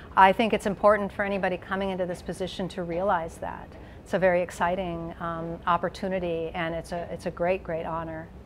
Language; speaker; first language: English; native; English